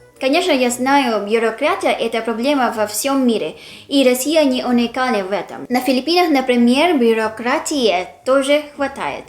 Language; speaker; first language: Russian; non-native, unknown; Filipino